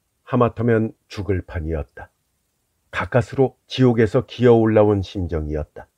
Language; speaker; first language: Korean; native; Korean